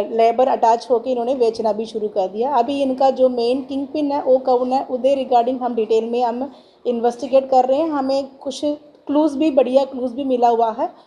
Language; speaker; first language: Hindi; non-native, local second language; Tamil